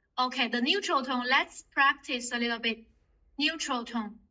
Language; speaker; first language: English; non-native, fluent; Chinese